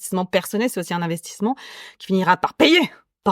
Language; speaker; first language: French; native; French